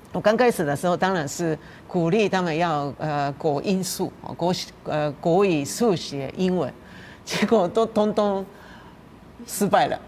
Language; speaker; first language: Chinese; non-native, fluent; Japanese